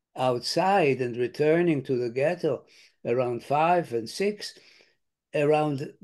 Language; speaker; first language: English; non-native, fluent; Lithuanian